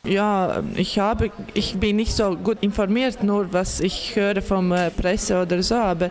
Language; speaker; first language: German; non-native, learner; Latvian